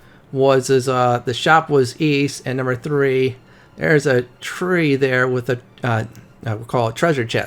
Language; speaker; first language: English; native; English